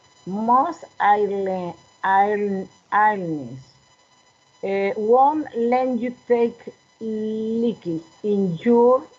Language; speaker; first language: English; non-native, fluent; Spanish